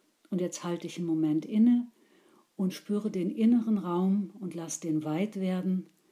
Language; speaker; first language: German; native; German